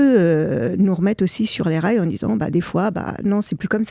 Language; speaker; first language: French; native; French